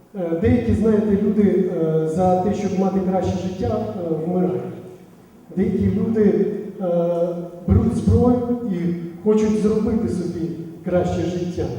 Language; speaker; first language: Ukrainian; non-native, local second language; Russian